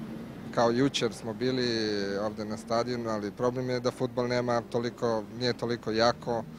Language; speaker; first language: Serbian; non-native, learner; Italian